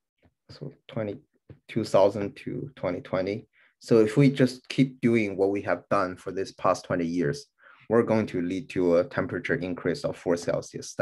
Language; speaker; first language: English; non-native, fluent; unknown